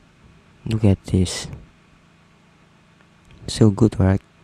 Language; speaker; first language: English; non-native, learner; Indonesian